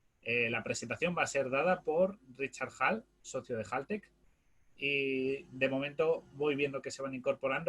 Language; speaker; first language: Spanish; native; Spanish